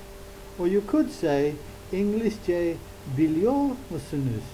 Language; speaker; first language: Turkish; non-native, learner; English